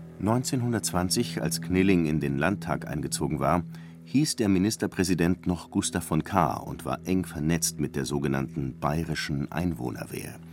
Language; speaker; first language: German; native; German